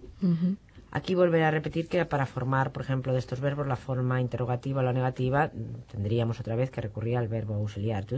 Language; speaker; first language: Spanish; native; Spanish